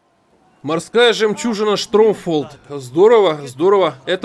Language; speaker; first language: Russian; native; Russian